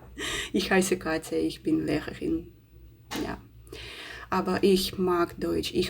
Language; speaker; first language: German; non-native, learner; Russian